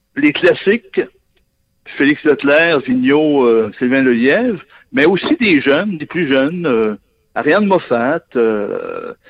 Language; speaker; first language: French; native; French